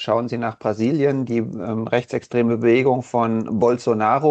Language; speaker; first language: German; native; German